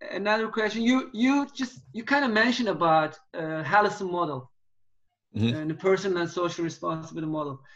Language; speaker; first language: English; non-native, fluent; Turkish